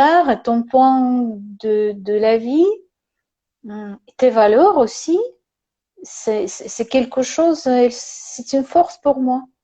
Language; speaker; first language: French; non-native, learner; Russian